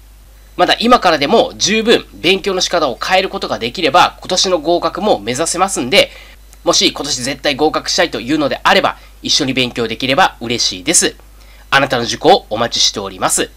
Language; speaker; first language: Japanese; native; Japanese